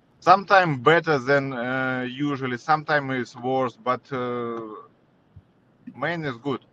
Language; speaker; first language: English; non-native, learner; Russian